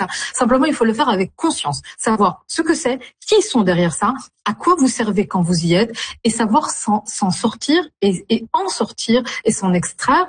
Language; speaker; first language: French; native; French